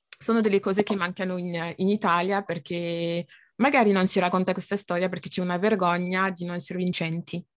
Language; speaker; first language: Italian; non-native, fluent; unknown